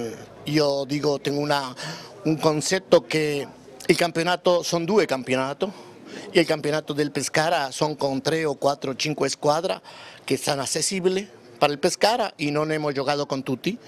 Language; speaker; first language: Italian; non-native, learner; Spanish